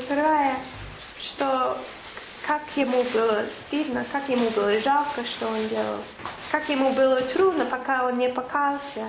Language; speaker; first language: Russian; non-native, fluent; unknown